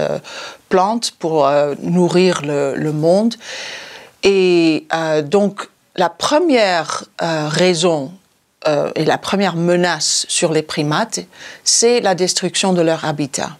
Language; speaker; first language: French; non-native, fluent; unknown